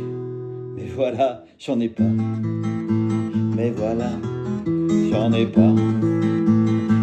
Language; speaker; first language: French; native; French